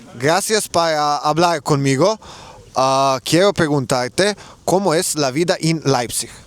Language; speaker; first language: Spanish; non-native, learner; Serbian